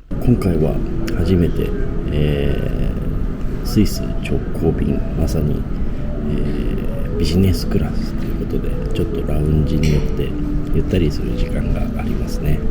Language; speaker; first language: Japanese; native; Japanese